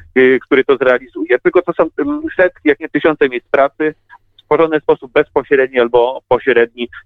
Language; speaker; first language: Polish; native; Polish